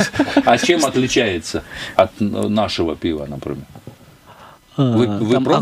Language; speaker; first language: Russian; native; Russian